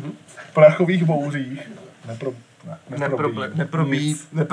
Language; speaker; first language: Czech; native; Czech